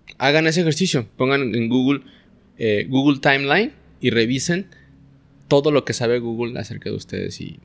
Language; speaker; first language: Spanish; native; Spanish